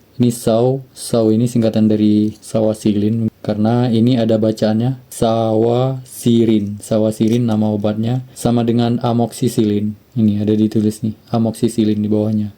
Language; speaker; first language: Indonesian; native; Indonesian